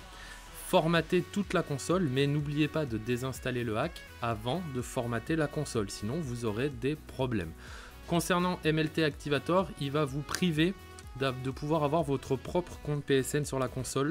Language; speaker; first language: French; native; French